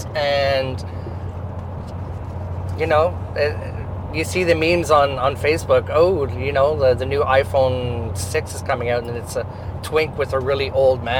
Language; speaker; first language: English; native; English